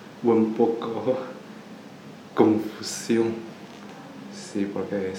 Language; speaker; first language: Spanish; non-native, learner; Chinese